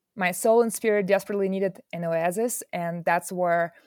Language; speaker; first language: English; non-native, fluent; Ukrainian